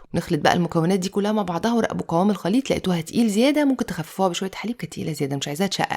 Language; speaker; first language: Arabic; native; Arabic